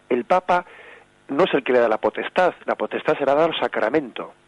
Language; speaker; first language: Spanish; native; Spanish